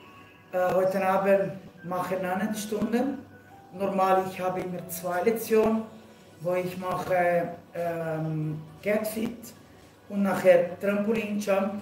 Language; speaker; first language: German; non-native, fluent; Portuguese